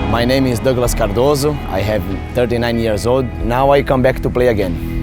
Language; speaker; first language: English; non-native, learner; Portuguese